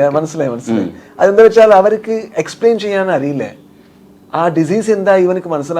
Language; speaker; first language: Malayalam; non-native, local second language; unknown